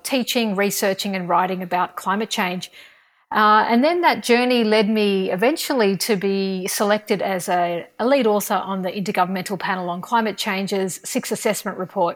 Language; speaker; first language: English; native; English